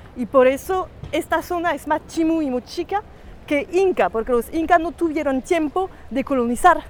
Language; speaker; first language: Spanish; non-native, fluent; French